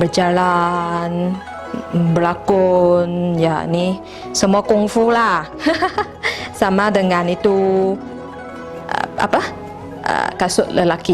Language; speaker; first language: Indonesian; non-native, local second language; Chinese